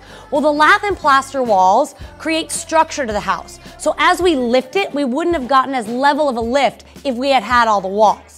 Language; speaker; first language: English; native; English